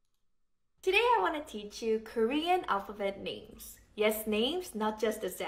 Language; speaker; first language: English; non-native, fluent; Korean